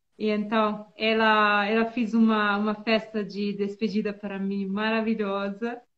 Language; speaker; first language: Portuguese; non-native, learner; Bosnian